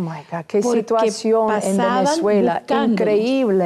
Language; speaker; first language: Spanish; non-native, fluent; English